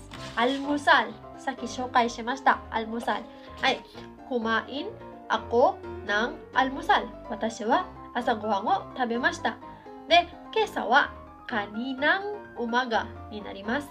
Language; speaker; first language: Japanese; non-native, fluent; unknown